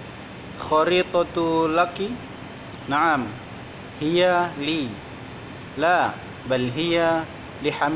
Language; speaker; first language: Arabic; non-native, learner; Indonesian